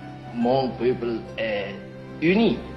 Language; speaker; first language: French; non-native, fluent; Javanese